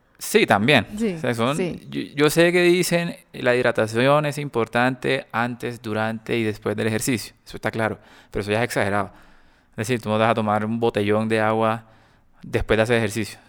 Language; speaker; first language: Spanish; native; Spanish